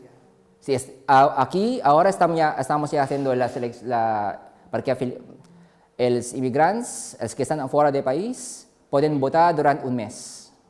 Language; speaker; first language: Spanish; non-native, fluent; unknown